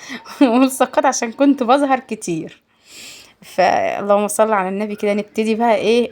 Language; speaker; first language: Arabic; native; Arabic